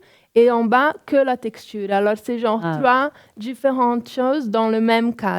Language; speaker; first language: French; non-native, fluent; Portuguese